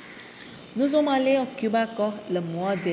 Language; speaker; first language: French; non-native, fluent; Tamil